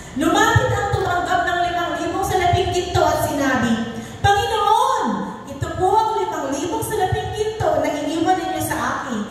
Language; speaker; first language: Filipino; native; Filipino